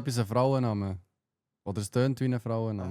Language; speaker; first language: German; native; German